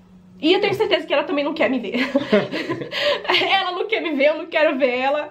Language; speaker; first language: Portuguese; native; Portuguese